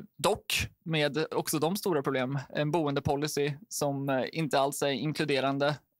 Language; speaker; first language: Swedish; native; Swedish